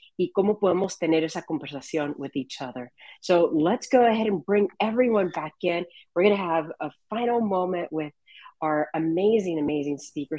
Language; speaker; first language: English; early bilingual, other home language; Spanish